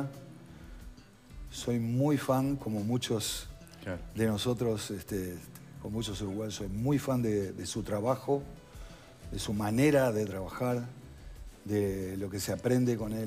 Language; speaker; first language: Spanish; native; Spanish